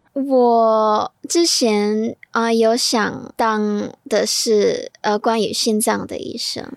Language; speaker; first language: Chinese; non-native, fluent; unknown